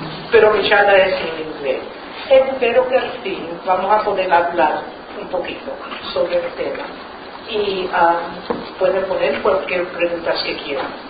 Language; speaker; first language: Spanish; non-native, learner; English